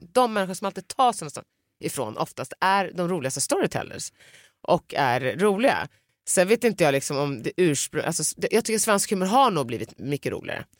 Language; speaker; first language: Swedish; early bilingual, other home language; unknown